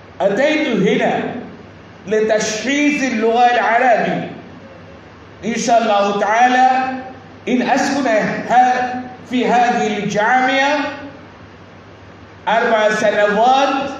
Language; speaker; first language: Arabic; non-native, learner; Bangla